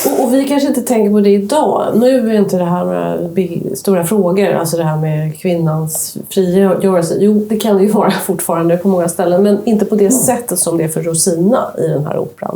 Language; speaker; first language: Swedish; native; Swedish